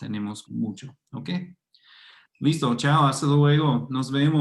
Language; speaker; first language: Spanish; non-native, fluent; English